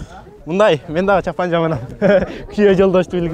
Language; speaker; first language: Kyrgyz; native; Kyrgyz